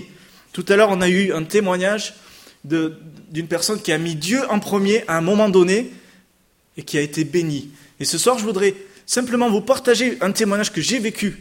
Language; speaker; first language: French; native; French